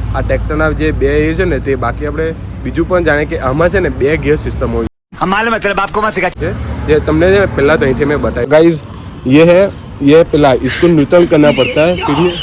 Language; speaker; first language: Gujarati; native; Gujarati